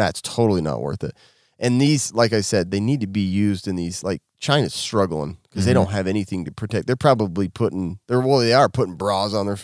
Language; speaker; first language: English; native; English